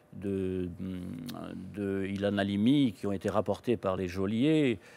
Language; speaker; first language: French; native; French